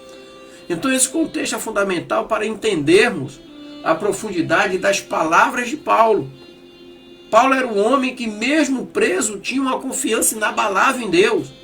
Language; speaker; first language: Portuguese; native; Portuguese